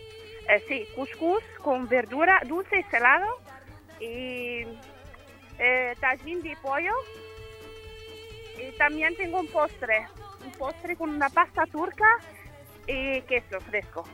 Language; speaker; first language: Spanish; non-native, fluent; Arabic